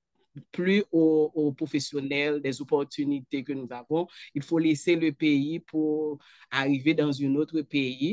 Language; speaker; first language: French; non-native, local second language; Haitian Creole